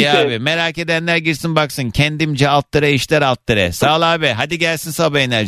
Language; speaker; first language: Turkish; native; Turkish